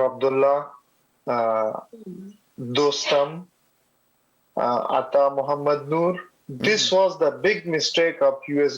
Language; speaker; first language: English; non-native, learner; Pashto